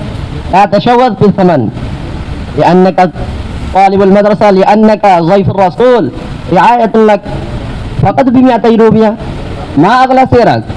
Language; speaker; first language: Arabic; non-native, learner; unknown